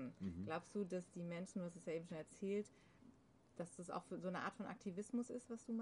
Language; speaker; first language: German; native; German